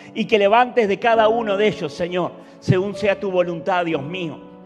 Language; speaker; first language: Spanish; native; Spanish